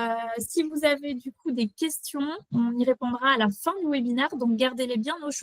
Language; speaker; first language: French; native; French